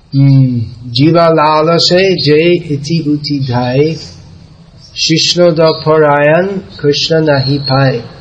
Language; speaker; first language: Hindi; non-native, fluent; English